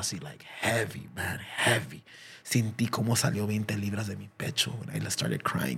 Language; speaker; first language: Spanish; early bilingual, heritage; Spanish